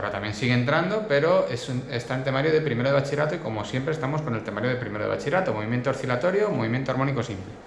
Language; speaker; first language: Spanish; native; Spanish